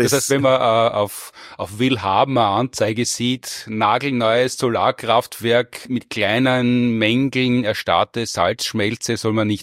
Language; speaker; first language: German; native; German